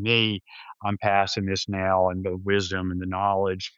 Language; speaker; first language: English; native; English